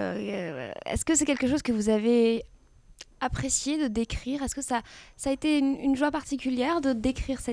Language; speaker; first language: French; native; French